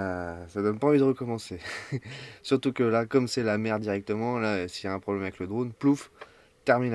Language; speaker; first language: French; native; French